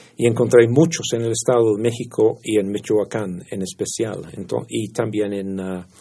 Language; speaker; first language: Spanish; non-native, fluent; English